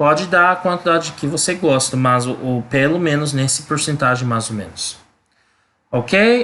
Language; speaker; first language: Portuguese; non-native, learner; English